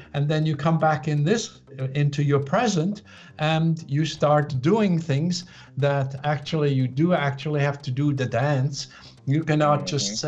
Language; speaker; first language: English; non-native, fluent; Swiss German